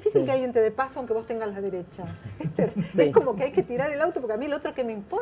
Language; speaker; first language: Spanish; native; Spanish